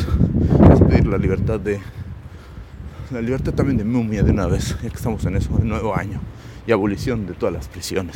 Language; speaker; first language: Spanish; native; Spanish